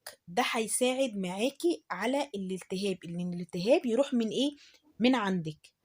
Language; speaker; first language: Arabic; native; Arabic